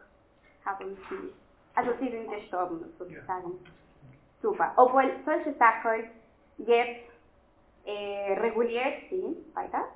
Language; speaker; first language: German; non-native, fluent; Spanish